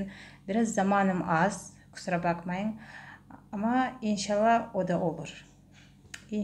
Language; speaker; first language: Turkish; non-native, learner; Russian